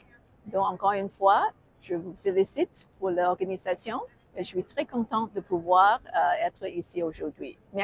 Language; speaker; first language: French; non-native, fluent; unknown